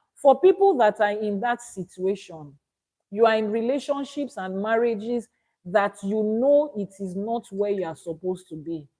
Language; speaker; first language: English; non-native, local second language; Yoruba